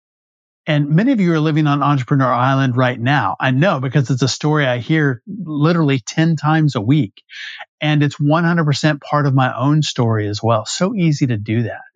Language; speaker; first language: English; native; English